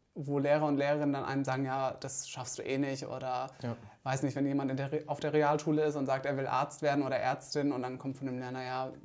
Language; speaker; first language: German; native; German